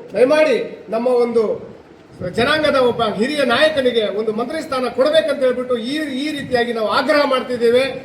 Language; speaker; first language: Kannada; non-native, local second language; Lambadi